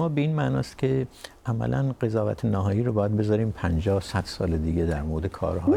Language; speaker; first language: Persian; native; Persian